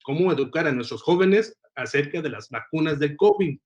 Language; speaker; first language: Spanish; early bilingual, heritage; Spanish